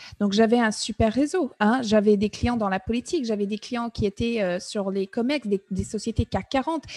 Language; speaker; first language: French; non-native, fluent; English